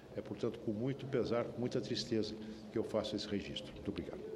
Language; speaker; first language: Portuguese; native; Portuguese